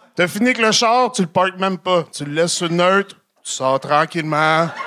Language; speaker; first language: French; native; French